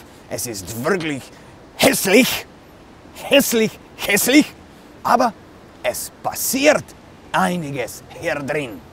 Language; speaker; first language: German; non-native, learner; Slovenian